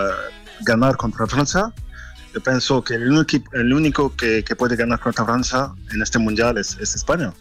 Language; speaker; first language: Spanish; non-native, fluent; French